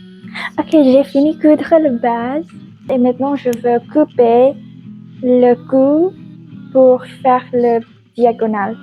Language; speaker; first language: French; non-native, learner; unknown